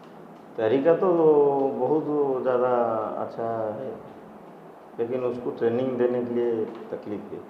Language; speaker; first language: Hindi; non-native, local second language; Odia